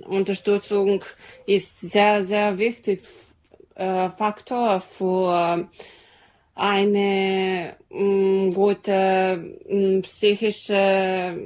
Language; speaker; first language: German; non-native, learner; Serbian